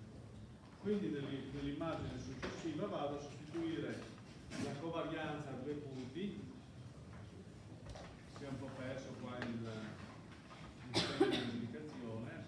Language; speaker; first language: Italian; native; Italian